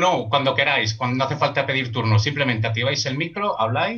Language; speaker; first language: Spanish; native; Spanish